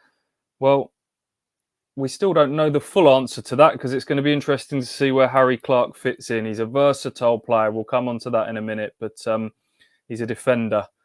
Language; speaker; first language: English; native; English